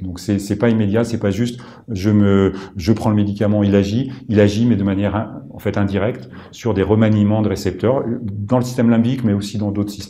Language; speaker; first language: French; native; French